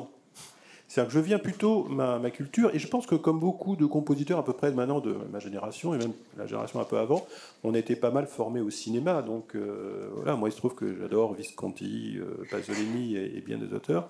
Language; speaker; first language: French; native; French